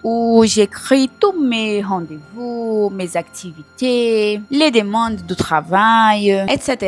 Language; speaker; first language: French; non-native, learner; Portuguese